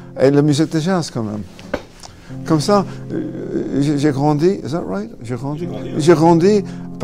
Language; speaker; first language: French; non-native, learner; English